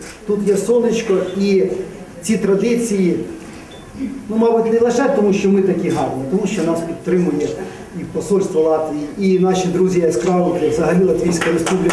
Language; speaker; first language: Ukrainian; native; Ukrainian